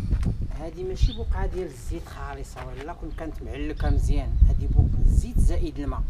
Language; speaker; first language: Arabic; native; Arabic